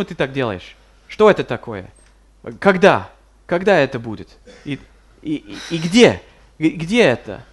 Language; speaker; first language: Russian; non-native, fluent; English